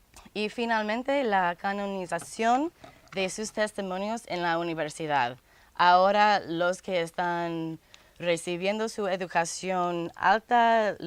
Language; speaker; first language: Spanish; non-native, fluent; English